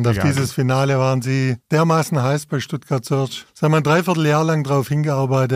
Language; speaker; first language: German; native; German